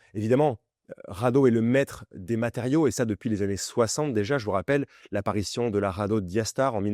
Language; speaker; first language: French; native; French